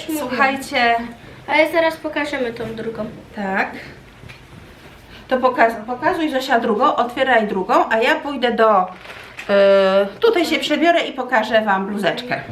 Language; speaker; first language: Polish; native; Polish